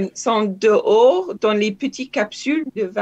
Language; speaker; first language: French; non-native, learner; Hebrew